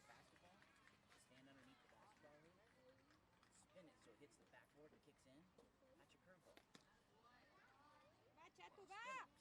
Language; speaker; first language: English; native; English